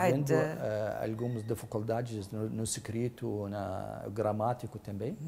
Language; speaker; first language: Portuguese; non-native, fluent; Arabic